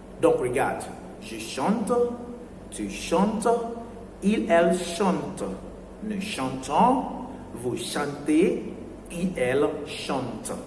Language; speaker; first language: French; non-native, fluent; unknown